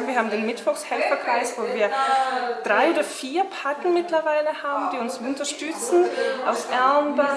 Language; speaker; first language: German; non-native, fluent; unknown